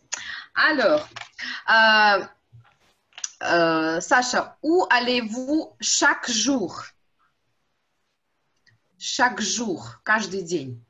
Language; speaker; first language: French; non-native, fluent; Russian